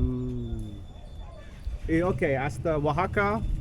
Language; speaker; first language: Spanish; non-native, learner; English